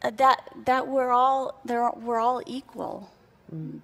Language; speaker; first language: English; native; English